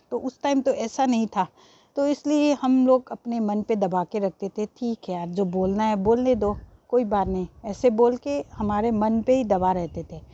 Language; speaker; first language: Hindi; non-native, local second language; Manipuri